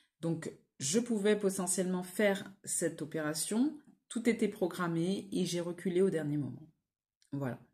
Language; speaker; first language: French; native; French